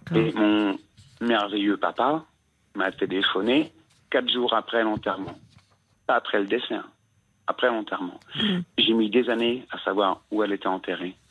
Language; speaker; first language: French; native; French